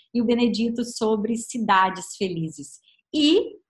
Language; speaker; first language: Portuguese; native; Portuguese